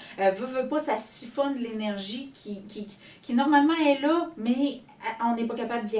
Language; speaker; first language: French; native; French